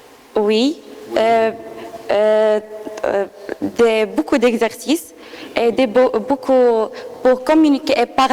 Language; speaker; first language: French; non-native, learner; Arabic